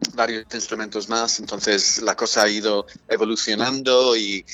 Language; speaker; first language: Spanish; non-native, fluent; English